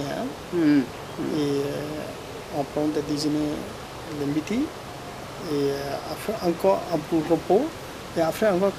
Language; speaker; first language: French; non-native, learner; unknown